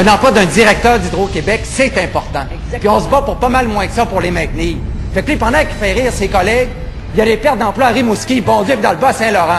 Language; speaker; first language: French; native; French